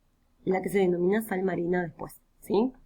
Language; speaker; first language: Spanish; native; Spanish